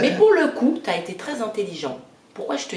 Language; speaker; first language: French; native; French